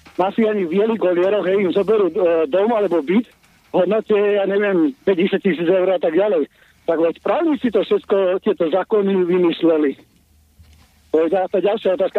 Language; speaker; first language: Slovak; native; Slovak